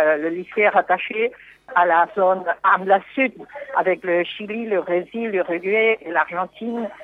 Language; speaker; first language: French; non-native, fluent; Spanish